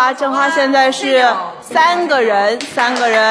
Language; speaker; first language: Chinese; native; Chinese